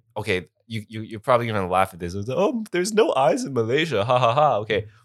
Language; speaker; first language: English; non-native, local second language; Cantonese